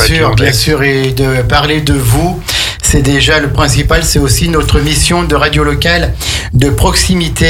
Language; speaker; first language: French; native; French